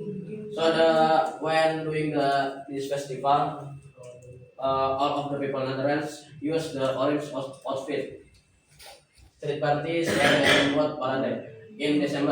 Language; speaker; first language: English; non-native, learner; Indonesian